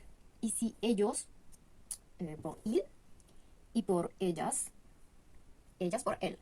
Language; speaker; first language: French; non-native, fluent; Spanish